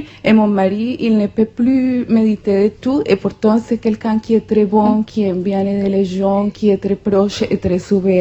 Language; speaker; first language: French; non-native, fluent; Spanish